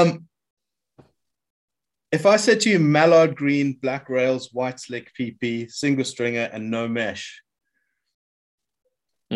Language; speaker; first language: English; native; English